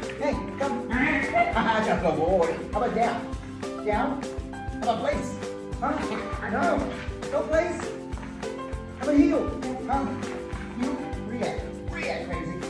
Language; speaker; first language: English; native; English